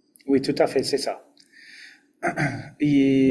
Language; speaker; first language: French; non-native, fluent; English